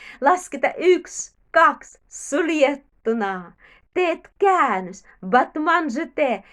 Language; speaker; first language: Finnish; non-native, learner; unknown